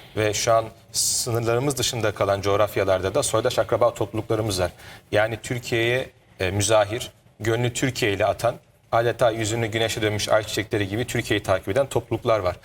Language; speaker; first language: Turkish; native; Turkish